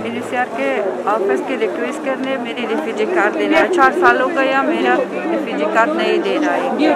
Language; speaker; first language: Hindi; non-native, learner; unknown